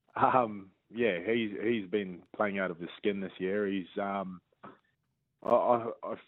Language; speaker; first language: English; native; English